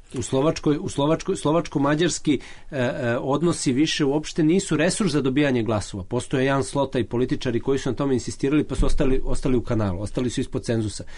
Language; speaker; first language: Serbian; native; Serbian